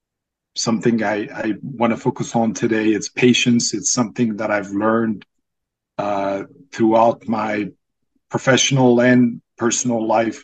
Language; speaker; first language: English; non-native, fluent; Arabic